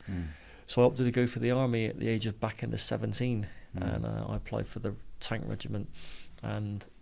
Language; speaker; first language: English; native; English